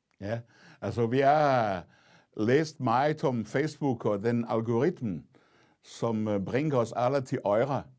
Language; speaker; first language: Danish; non-native, fluent; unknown